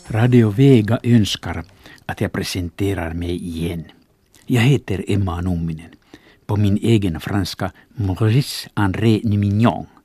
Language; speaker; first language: Swedish; non-native, local second language; Finnish